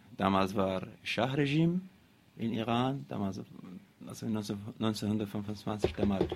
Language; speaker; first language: German; non-native, learner; Arabic